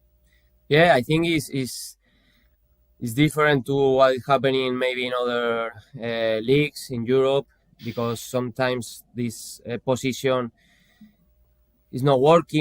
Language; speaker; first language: English; non-native, fluent; Spanish